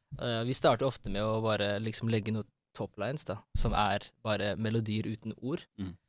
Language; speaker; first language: Norwegian; early bilingual, other home language; Amharic